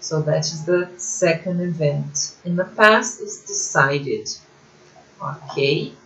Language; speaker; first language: English; non-native, fluent; Portuguese